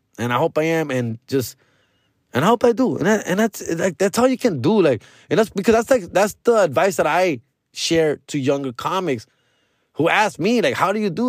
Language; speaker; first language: English; early bilingual, other home language; Spanish